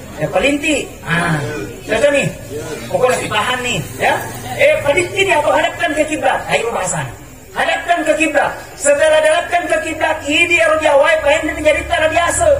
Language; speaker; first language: Indonesian; non-native, local second language; Buginese